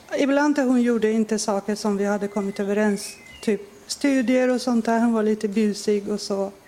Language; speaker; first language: Swedish; non-native, fluent; Persian